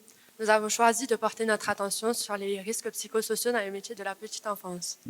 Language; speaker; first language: French; native; French